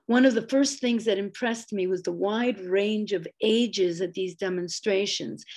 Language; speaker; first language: English; native; English